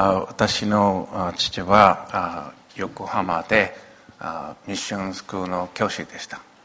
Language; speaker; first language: Japanese; non-native, local second language; English